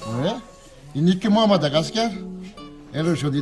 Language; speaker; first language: French; non-native, local second language; Malagasy